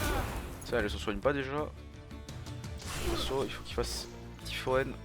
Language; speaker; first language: French; native; French